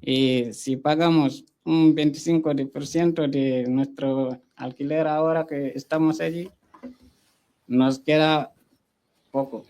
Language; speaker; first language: Spanish; non-native, fluent; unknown